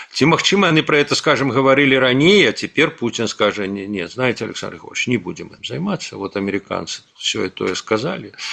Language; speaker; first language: Belarusian; non-native, local second language; Russian